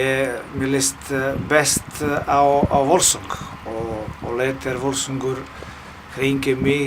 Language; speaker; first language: Icelandic; non-native, learner; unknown